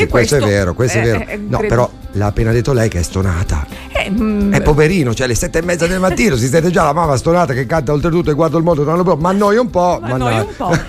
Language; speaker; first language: Italian; native; Italian